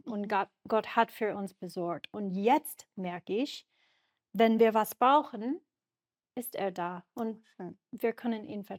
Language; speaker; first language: German; non-native, learner; English